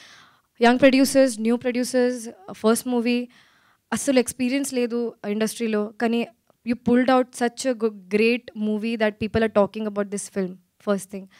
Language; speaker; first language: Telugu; non-native, learner; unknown